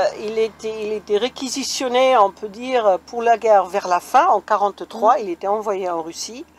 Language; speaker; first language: French; non-native, fluent; German